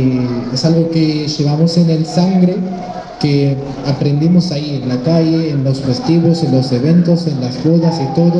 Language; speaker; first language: Spanish; non-native, fluent; Arabic